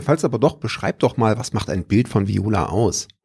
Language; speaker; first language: German; native; German